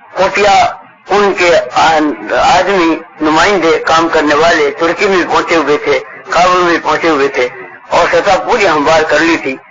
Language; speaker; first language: Urdu; native; Urdu